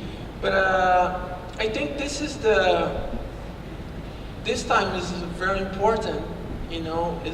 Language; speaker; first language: English; non-native, learner; Portuguese